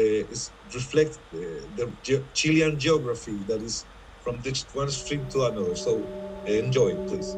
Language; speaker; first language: English; non-native, fluent; Spanish